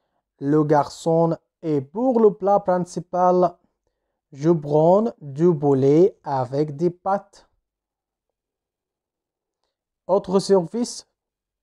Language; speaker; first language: French; non-native, fluent; Arabic